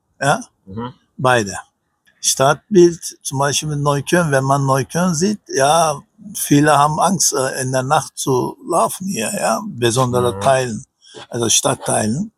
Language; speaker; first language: German; non-native, learner; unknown